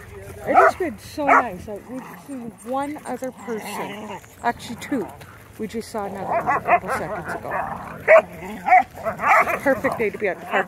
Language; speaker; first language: English; native; English